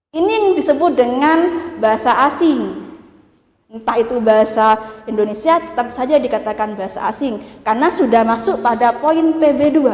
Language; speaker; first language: Indonesian; non-native, local second language; Madurese